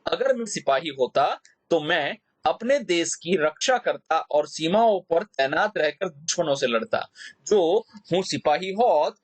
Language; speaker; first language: Hindi; non-native, local second language; Gujarati